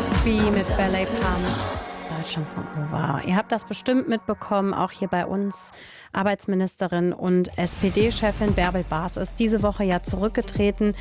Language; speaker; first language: German; native; German